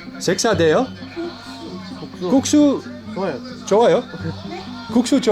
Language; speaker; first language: Korean; non-native, learner; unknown